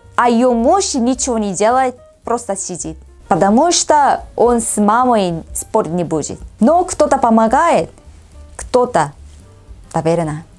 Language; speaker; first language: Russian; non-native, learner; Korean